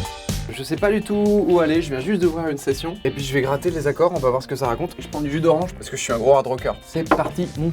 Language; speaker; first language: French; native; French